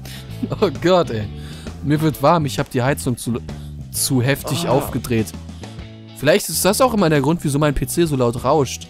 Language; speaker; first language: German; native; German